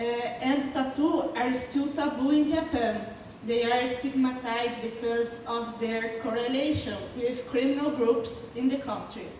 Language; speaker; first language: English; non-native, learner; Portuguese